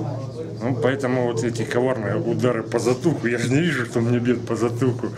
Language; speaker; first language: Russian; native; Russian